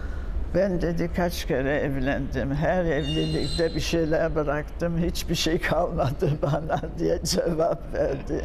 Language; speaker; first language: Turkish; non-native, fluent; French